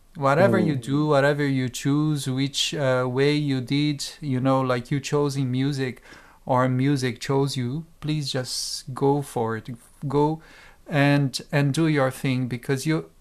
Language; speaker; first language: English; non-native, fluent; Portuguese